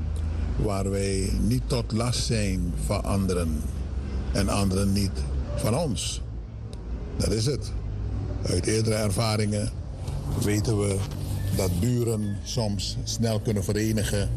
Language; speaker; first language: Dutch; native; Dutch